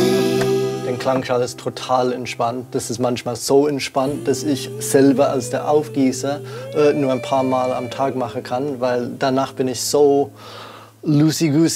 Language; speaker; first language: German; non-native, fluent; English